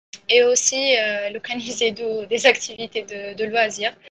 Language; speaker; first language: French; non-native, local second language; Arabic